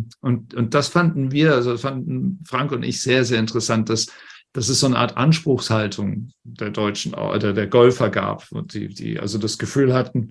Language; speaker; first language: German; native; German